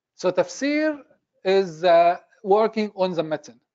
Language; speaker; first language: English; non-native, fluent; Arabic